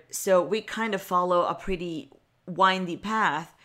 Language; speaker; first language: English; non-native, fluent; Italian